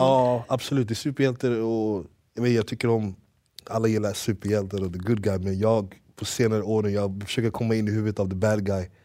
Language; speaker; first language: Swedish; early bilingual, other home language; English